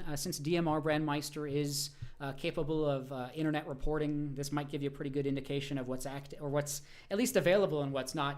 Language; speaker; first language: English; native; English